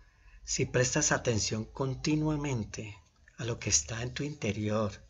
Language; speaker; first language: Spanish; native; Spanish